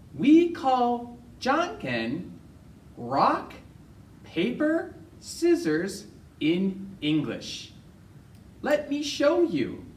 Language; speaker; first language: English; native; English